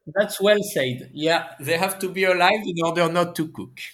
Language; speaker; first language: English; non-native, fluent; French